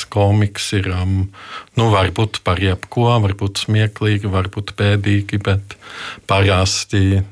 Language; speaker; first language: Latvian; non-native, fluent; German